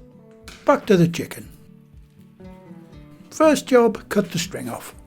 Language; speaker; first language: English; native; English